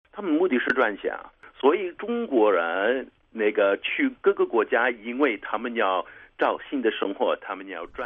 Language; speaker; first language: Chinese; non-native, fluent; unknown